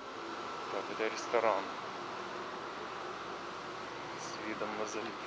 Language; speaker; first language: Russian; native; Russian